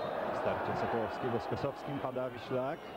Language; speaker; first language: Polish; native; Polish